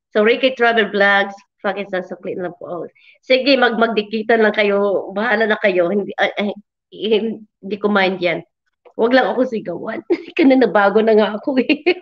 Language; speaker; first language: Filipino; non-native, local second language; Cebuano